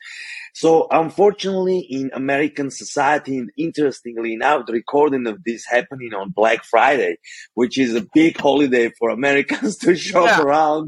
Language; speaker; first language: English; non-native, fluent; Armenian